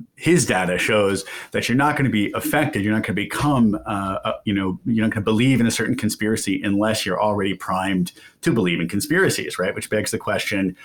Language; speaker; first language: English; native; English